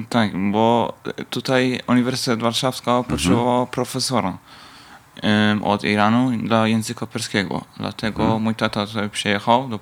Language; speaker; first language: Polish; non-native, fluent; Persian